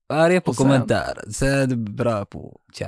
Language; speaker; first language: Swedish; non-native, learner; Arabic